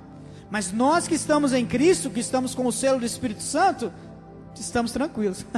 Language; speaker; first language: Portuguese; native; Portuguese